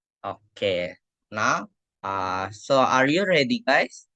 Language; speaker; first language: English; non-native, fluent; Indonesian